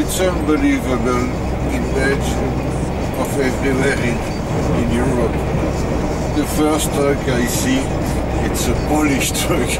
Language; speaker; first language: English; non-native, learner; French